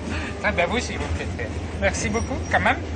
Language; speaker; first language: French; native; French